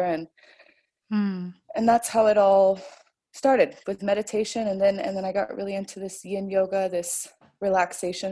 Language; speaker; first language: English; native; English